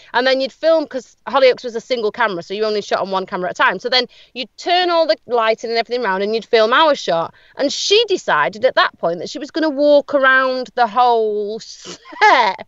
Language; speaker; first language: English; native; English